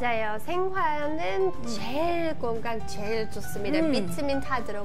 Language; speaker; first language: Korean; non-native, learner; English